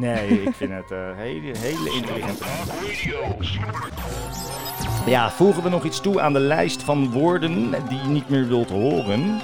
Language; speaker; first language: Dutch; native; Dutch